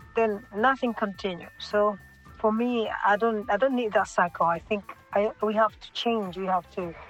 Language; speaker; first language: English; non-native, local second language; Swahili